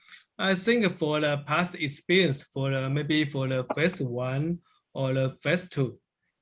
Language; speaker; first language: English; non-native, learner; Chinese